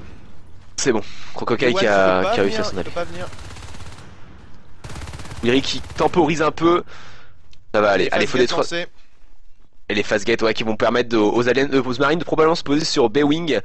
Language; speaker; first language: French; native; French